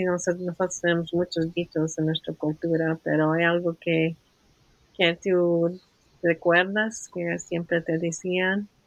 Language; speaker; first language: Spanish; early bilingual, heritage; Spanish